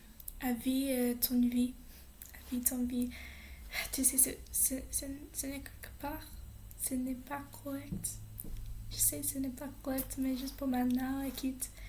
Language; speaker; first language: French; non-native, learner; English